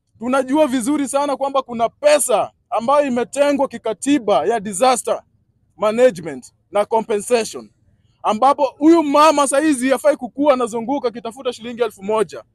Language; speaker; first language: Swahili; native; Swahili